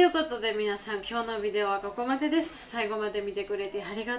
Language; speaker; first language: Japanese; non-native, learner; Georgian